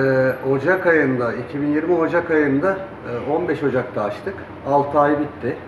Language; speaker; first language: Turkish; native; Turkish